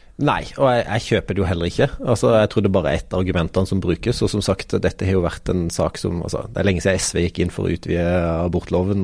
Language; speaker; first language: Norwegian; native; Norwegian